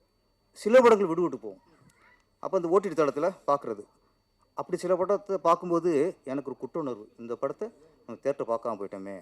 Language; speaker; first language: Tamil; native; Tamil